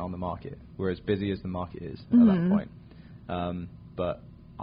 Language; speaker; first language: English; native; English